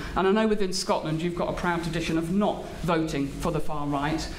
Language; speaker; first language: English; native; English